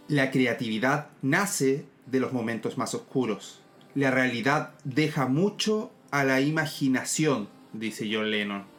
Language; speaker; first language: Spanish; native; Spanish